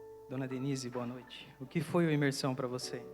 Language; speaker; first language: Portuguese; native; Portuguese